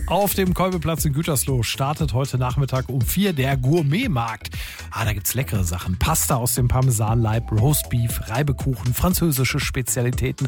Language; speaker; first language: German; native; German